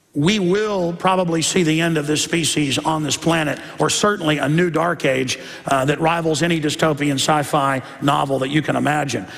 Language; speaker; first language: English; native; English